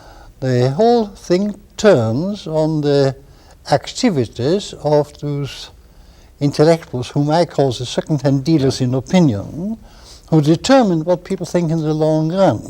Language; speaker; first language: English; non-native, fluent; German